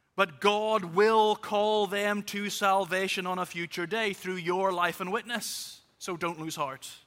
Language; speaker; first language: English; native; English